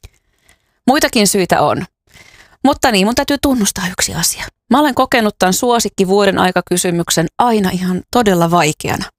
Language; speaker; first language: Finnish; native; Finnish